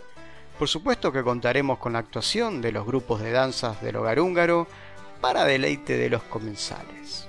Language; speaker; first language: Spanish; native; Spanish